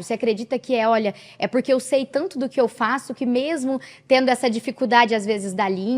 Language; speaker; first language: Portuguese; native; Portuguese